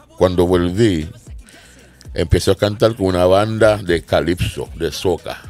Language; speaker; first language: Spanish; non-native, fluent; English